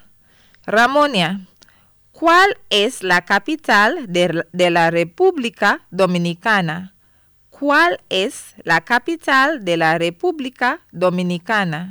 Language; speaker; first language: Spanish; non-native, fluent; English